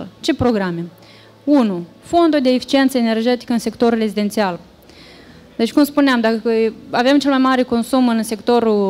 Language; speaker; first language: Romanian; native; Romanian